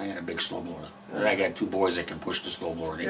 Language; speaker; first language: English; native; English